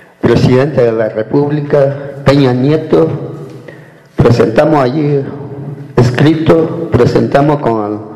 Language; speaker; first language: Spanish; non-native, local second language; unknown